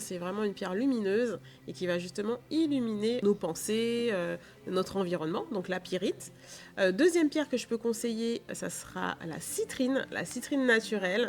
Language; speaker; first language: French; native; French